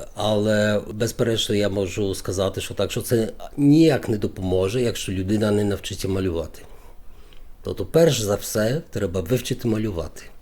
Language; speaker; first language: Ukrainian; native; Ukrainian